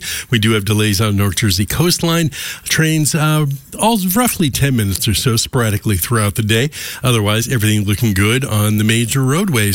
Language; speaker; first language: English; native; English